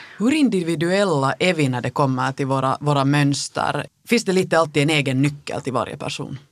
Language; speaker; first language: Swedish; native; Swedish